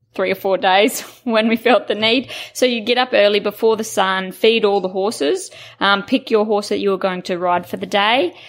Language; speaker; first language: English; native; English